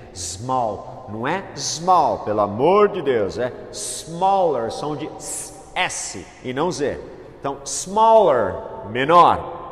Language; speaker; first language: Portuguese; non-native, fluent; English